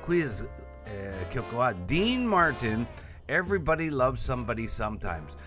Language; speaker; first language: Japanese; non-native, fluent; English